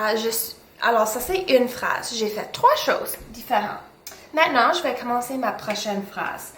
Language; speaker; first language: French; non-native, local second language; English